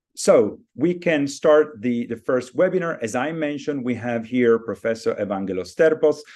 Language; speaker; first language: English; non-native, fluent; Italian